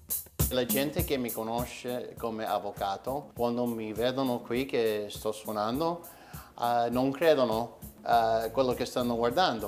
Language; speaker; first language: Italian; early bilingual, heritage; Italian